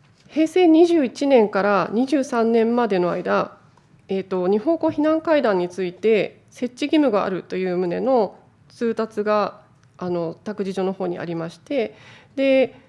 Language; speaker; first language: Japanese; native; Japanese